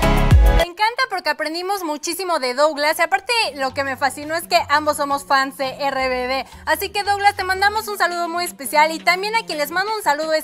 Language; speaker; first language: Spanish; native; Spanish